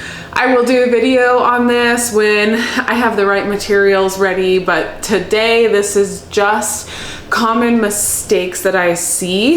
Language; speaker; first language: English; native; English